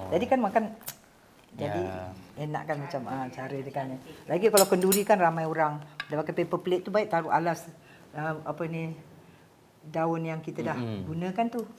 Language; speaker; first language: Malay; native; Malay